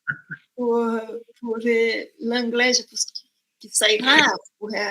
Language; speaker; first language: French; non-native, fluent; Portuguese